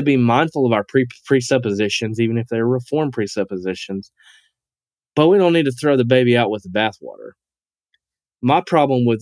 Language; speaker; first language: English; native; English